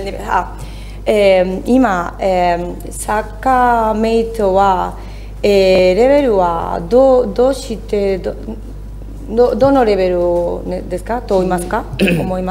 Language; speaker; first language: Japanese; non-native, learner; Spanish